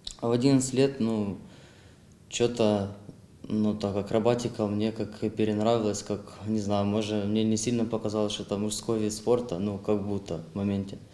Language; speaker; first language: Russian; non-native, local second language; Ukrainian